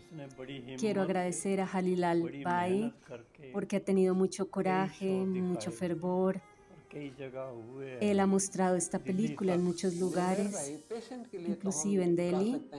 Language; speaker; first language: Spanish; native; Spanish